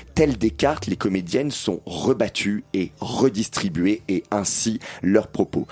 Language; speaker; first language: French; native; French